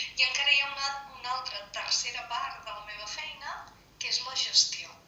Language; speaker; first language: Catalan; non-native, local second language; Spanish